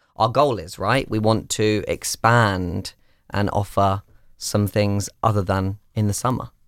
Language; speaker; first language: English; native; English